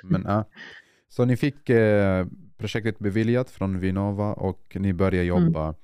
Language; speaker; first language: Swedish; non-native, fluent; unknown